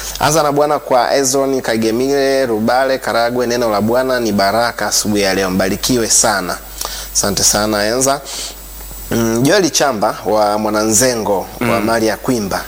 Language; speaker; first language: Swahili; native; Swahili